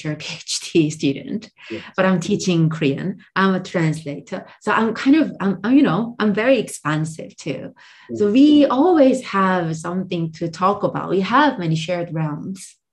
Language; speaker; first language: English; non-native, fluent; Korean